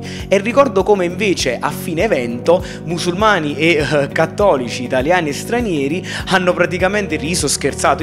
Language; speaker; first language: Italian; native; Italian